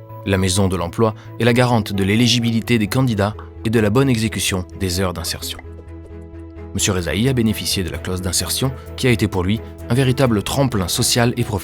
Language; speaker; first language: French; native; French